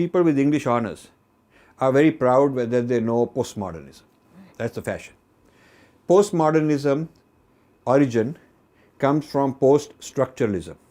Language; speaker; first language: English; non-native, local second language; Hindi